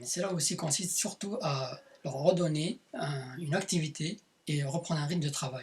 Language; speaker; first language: French; native; French